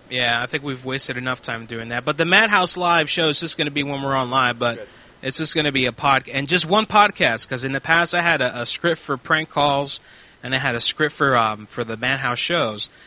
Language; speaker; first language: English; native; English